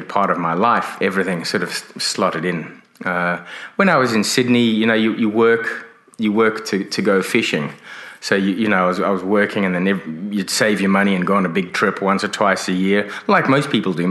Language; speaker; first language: English; native; English